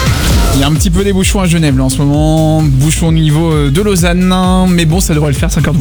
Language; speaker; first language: French; native; French